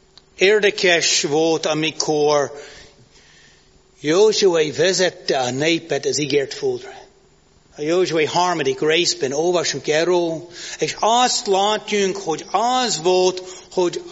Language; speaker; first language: Hungarian; non-native, fluent; English